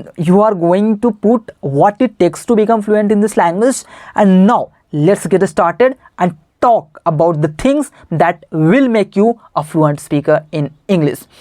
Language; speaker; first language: Hindi; native; Hindi